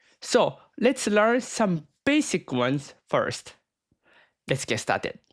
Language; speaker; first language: English; non-native, fluent; Japanese